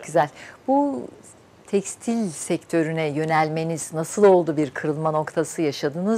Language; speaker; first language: Turkish; native; Turkish